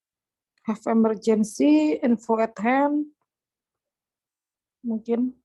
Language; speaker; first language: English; non-native, learner; Indonesian